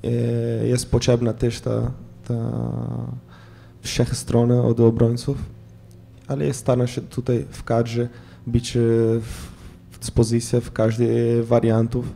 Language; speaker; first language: Polish; non-native, fluent; Portuguese